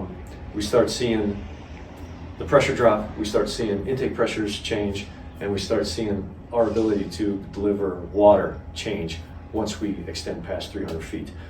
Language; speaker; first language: English; native; English